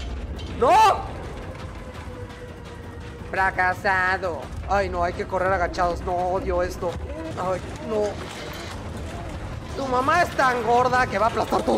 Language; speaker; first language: Spanish; native; Spanish